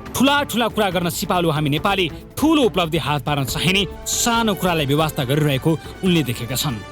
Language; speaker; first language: Nepali; native; Nepali